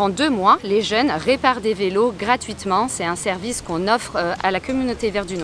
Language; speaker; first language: French; native; French